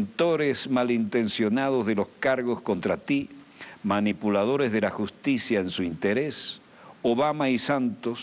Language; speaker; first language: Spanish; native; Spanish